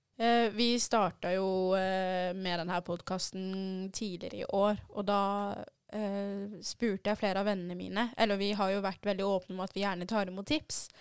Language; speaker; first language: Norwegian; early bilingual, other home language; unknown